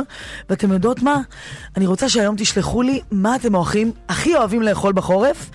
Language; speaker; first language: Hebrew; native; Hebrew